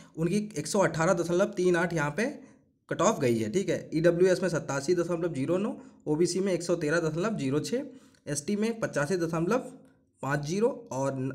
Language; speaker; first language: Hindi; native; Hindi